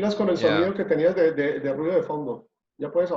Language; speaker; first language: Spanish; native; Spanish